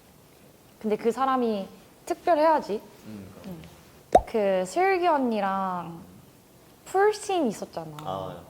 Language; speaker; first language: Korean; early bilingual, heritage; Korean